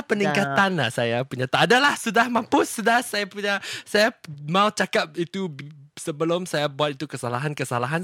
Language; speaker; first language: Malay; non-native, local second language; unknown